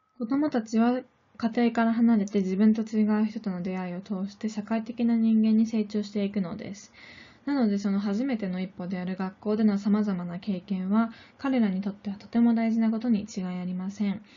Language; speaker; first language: Japanese; non-native, fluent; Korean